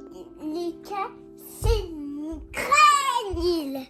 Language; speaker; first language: French; early bilingual, heritage; French